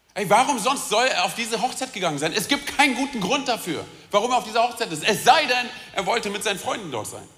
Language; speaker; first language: German; early bilingual, other home language; Romanian